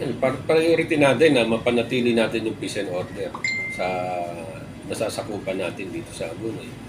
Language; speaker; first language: Filipino; native; Filipino